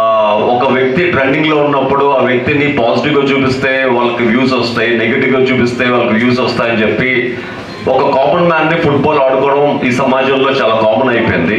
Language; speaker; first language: Telugu; native; Telugu